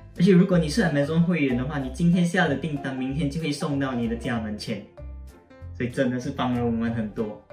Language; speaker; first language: Chinese; native; Chinese